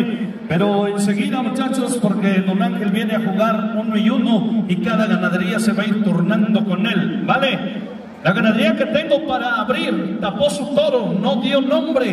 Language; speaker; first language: Spanish; native; Spanish